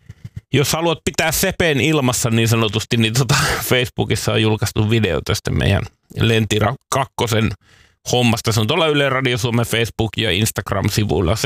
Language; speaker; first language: Finnish; native; Finnish